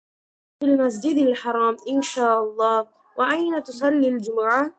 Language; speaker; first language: Arabic; non-native, learner; Tamil